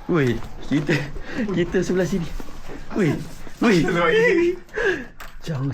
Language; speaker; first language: Malay; native; Malay